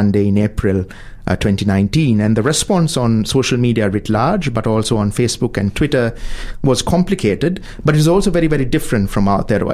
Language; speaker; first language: English; non-native, local second language; Sinhala